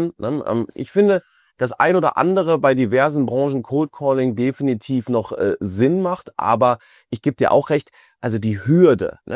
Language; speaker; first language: German; native; German